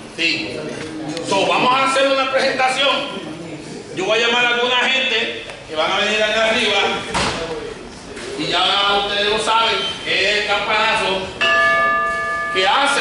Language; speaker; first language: Spanish; native; Spanish